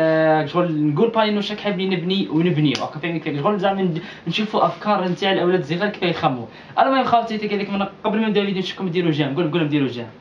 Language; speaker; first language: Arabic; native; Arabic